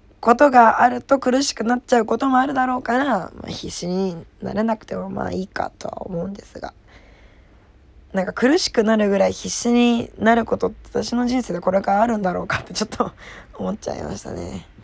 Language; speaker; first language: Japanese; native; Japanese